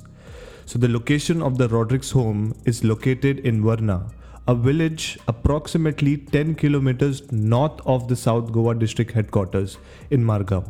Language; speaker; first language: English; non-native, local second language; Konkani